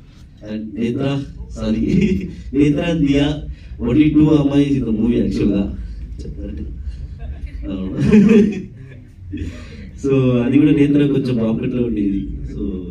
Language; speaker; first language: Telugu; non-native, learner; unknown